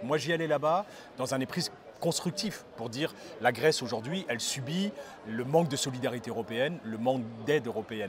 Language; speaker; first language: French; native; French